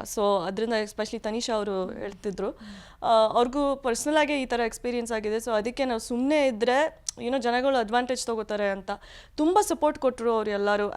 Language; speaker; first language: Kannada; early bilingual, heritage; Kannada